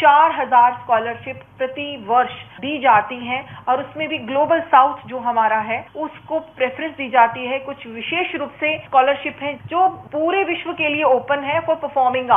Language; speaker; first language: Hindi; native; Hindi